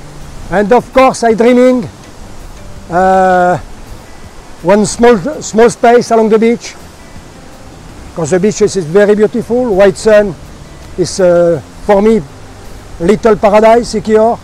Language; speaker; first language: English; non-native, learner; French